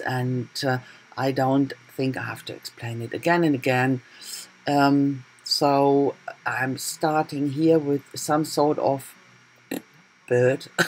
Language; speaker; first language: English; non-native, fluent; German